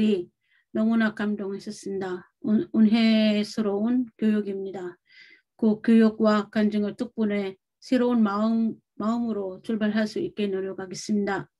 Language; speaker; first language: Korean; non-native, learner; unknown